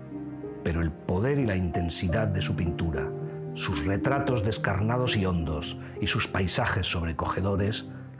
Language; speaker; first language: Spanish; native; Spanish